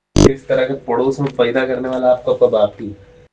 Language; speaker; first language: Hindi; native; Hindi